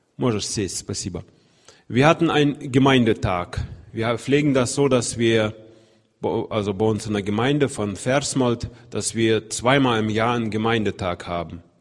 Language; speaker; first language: German; non-native, fluent; Russian